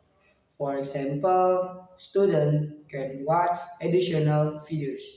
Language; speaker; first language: English; non-native, learner; Indonesian